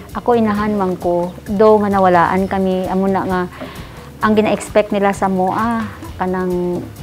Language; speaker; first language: Cebuano; non-native, local second language; Hiligaynon